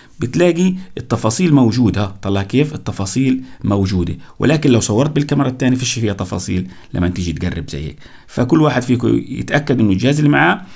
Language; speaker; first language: Arabic; native; Arabic